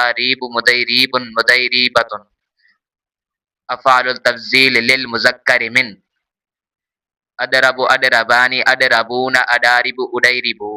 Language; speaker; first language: Arabic; non-native, learner; Urdu